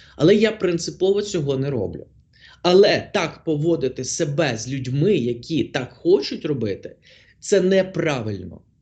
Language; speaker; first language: Ukrainian; non-native, local second language; Russian